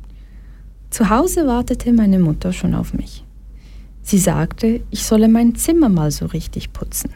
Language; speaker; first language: German; early bilingual, other home language; Portuguese